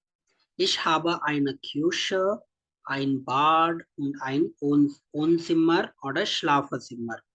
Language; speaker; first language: German; non-native, fluent; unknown